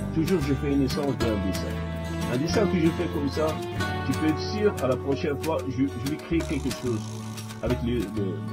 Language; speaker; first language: French; non-native, local second language; Arabic